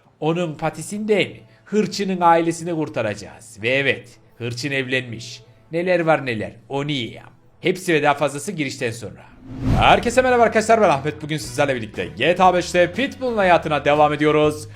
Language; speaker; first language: Turkish; native; Turkish